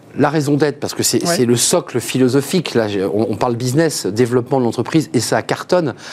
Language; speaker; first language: French; native; French